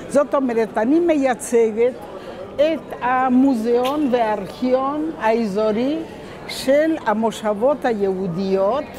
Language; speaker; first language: Hebrew; non-native, local second language; Spanish